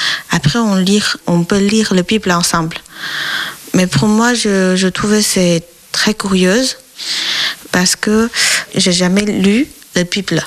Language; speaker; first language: French; non-native, learner; Chinese